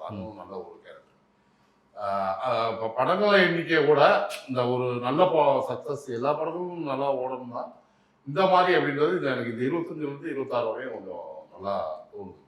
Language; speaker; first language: Tamil; native; Tamil